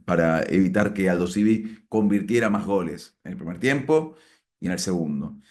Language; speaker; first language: Spanish; native; Spanish